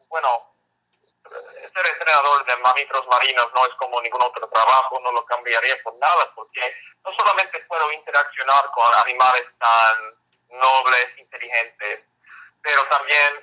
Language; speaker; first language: Spanish; non-native, fluent; English